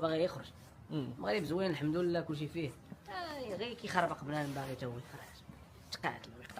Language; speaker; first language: Arabic; native; Arabic